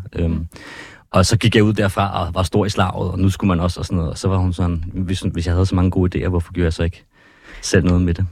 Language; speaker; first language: Danish; native; Danish